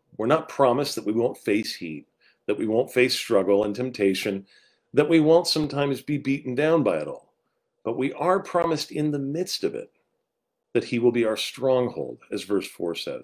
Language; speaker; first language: English; native; English